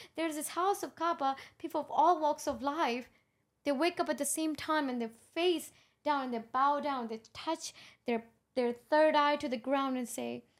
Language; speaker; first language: English; non-native, local second language; Urdu